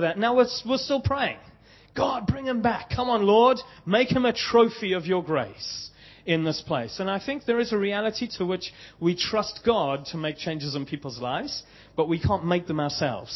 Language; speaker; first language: English; native; English